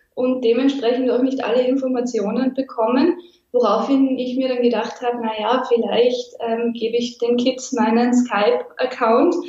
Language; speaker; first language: German; native; German